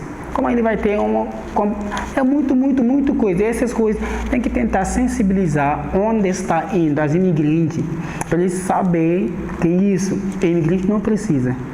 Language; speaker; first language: Portuguese; non-native, learner; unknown